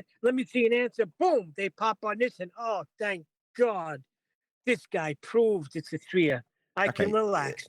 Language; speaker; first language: English; native; English